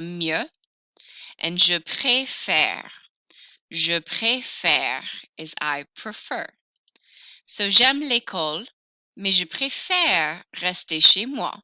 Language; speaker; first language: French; non-native, fluent; English